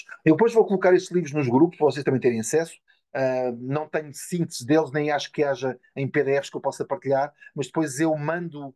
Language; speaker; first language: Portuguese; native; Portuguese